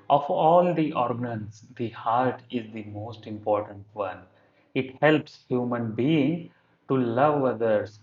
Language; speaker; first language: English; non-native, local second language; Kannada